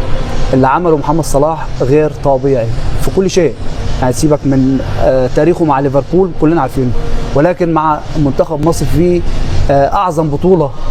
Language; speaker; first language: Arabic; native; Arabic